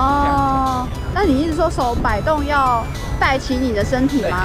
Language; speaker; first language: Chinese; native; Chinese